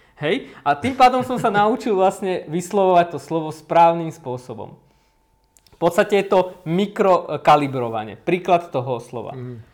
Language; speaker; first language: Slovak; early bilingual, other home language; Armenian